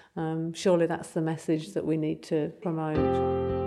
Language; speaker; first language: English; native; English